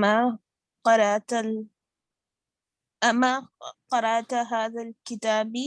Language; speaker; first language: Arabic; non-native, learner; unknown